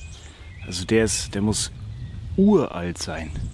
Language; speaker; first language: German; native; German